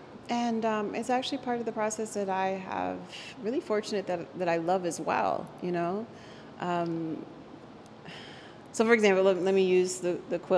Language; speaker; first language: English; early bilingual, other home language; Spanish